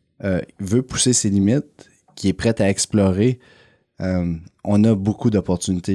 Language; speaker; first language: French; native; French